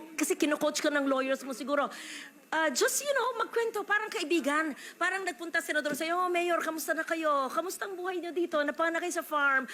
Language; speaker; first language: Filipino; native; Filipino